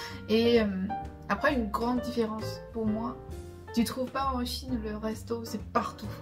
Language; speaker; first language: French; non-native, fluent; Chinese